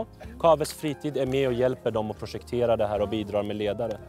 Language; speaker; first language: Swedish; native; Swedish